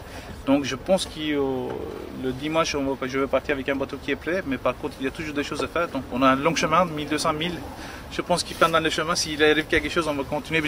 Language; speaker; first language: French; non-native, fluent; Turkish